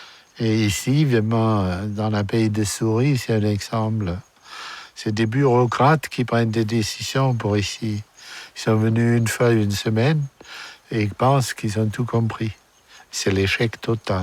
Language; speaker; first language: French; non-native, fluent; German